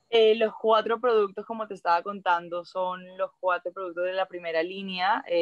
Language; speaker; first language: Spanish; native; Spanish